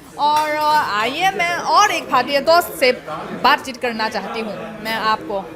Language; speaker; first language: Hindi; non-native, fluent; Chinese